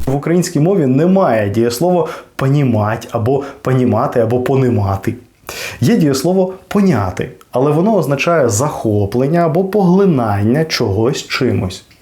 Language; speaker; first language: Ukrainian; non-native, local second language; Russian